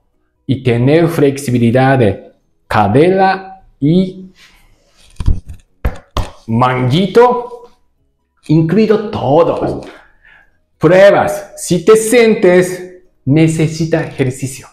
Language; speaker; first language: Spanish; non-native, learner; Japanese